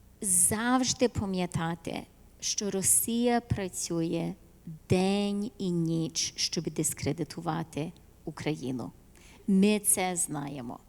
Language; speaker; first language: Ukrainian; early bilingual, heritage; Ukrainian